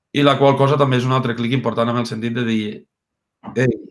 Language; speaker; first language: Catalan; native; Catalan